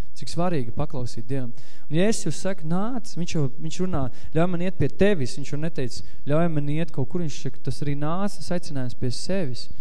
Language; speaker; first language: Latvian; native; Latvian